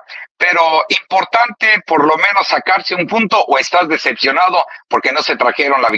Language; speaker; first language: Spanish; native; Spanish